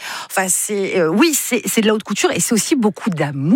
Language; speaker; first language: French; native; French